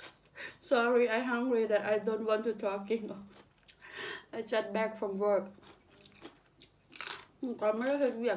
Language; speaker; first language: English; non-native, learner; Thai